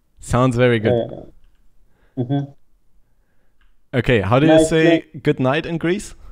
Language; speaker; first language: English; non-native, learner; German